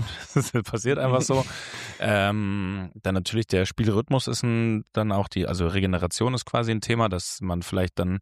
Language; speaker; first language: German; native; German